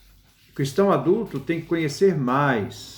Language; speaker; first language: Portuguese; native; Portuguese